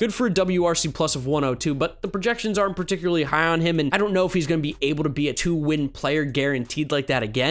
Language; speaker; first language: English; native; English